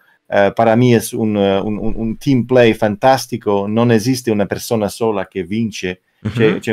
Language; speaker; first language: Spanish; non-native, learner; Italian